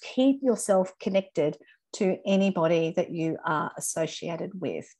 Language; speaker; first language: English; native; English